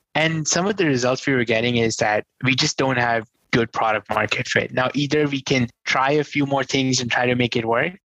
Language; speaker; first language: English; non-native, local second language; Hindi